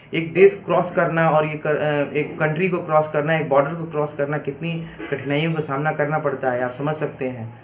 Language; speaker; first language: Hindi; native; Hindi